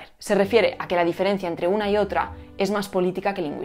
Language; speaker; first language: Spanish; native; Spanish